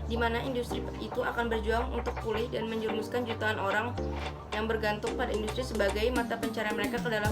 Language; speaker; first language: Indonesian; native; Indonesian